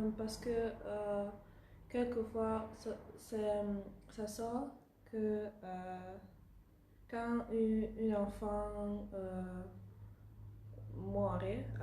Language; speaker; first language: French; non-native, learner; Italian